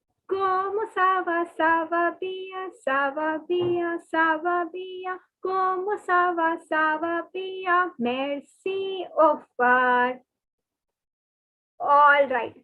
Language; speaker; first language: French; non-native, learner; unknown